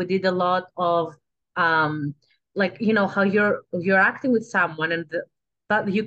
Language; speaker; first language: English; non-native, fluent; Greek